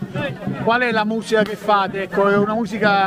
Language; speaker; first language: Italian; native; Italian